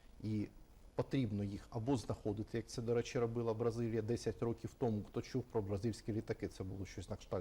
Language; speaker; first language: Ukrainian; native; Ukrainian